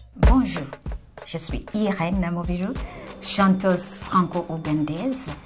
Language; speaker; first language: French; non-native, fluent; Ganda